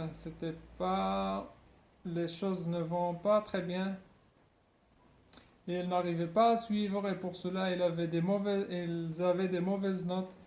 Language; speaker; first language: French; non-native, local second language; Arabic